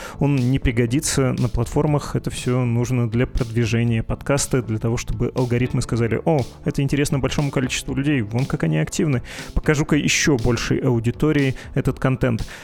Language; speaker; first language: Russian; native; Russian